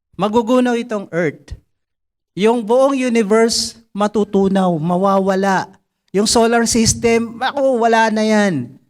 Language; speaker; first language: Filipino; native; Filipino